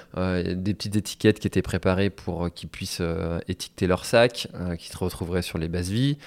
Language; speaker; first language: French; native; French